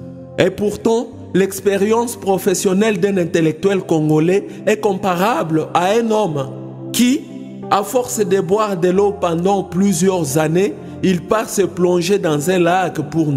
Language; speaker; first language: French; non-native, local second language; Swahili